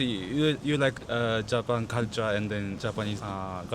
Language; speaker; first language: English; non-native, learner; Japanese